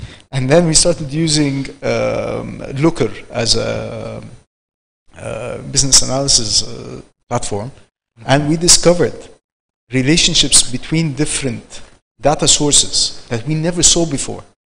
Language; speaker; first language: English; non-native, fluent; Arabic